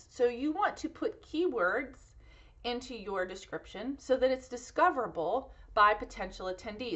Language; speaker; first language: English; native; English